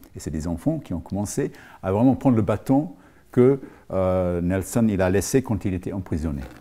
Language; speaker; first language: French; non-native, fluent; English